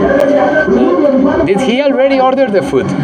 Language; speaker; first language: English; non-native, learner; Spanish